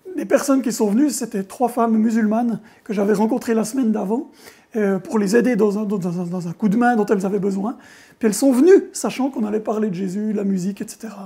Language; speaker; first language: French; native; French